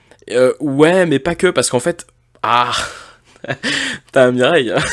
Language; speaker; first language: French; native; French